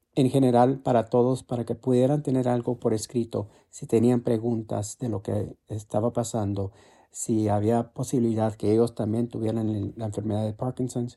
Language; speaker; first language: Spanish; early bilingual, heritage; Spanish